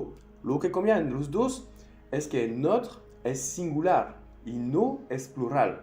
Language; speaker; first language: Spanish; non-native, fluent; French